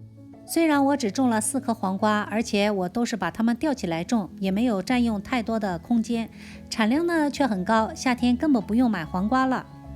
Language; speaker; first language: Chinese; native; Chinese